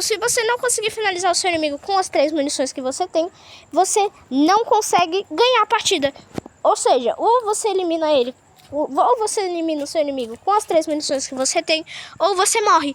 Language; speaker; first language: Portuguese; native; Portuguese